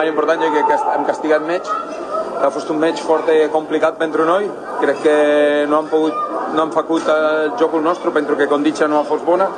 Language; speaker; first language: Romanian; non-native, learner; Catalan